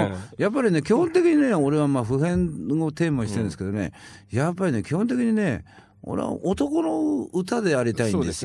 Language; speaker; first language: Japanese; native; Japanese